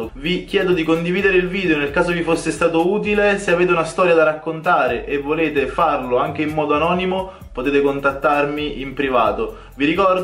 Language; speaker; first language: Italian; native; Italian